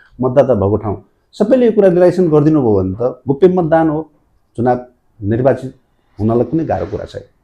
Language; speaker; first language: Nepali; native; Nepali